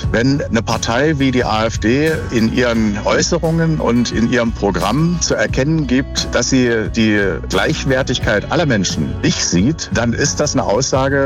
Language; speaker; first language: German; native; German